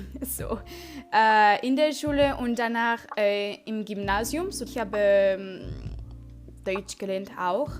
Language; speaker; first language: German; non-native, learner; French